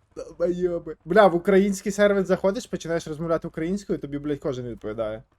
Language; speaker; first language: Ukrainian; native; Ukrainian